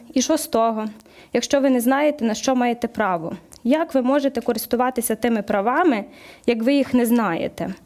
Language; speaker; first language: Ukrainian; native; Ukrainian